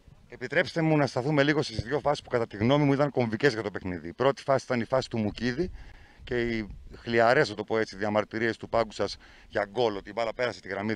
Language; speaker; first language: Greek; native; Greek